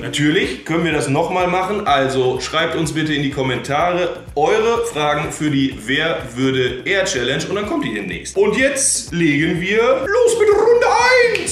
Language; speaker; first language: German; native; German